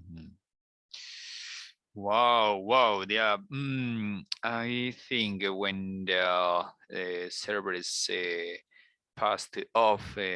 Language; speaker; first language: English; non-native, learner; Spanish